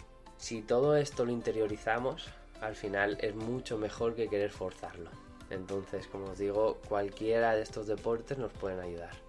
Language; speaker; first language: Spanish; native; Spanish